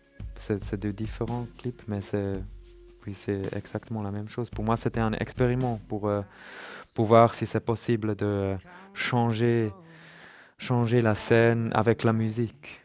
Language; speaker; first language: French; non-native, learner; German